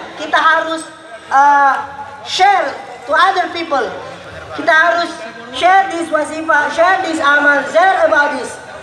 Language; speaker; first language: English; non-native, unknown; Indonesian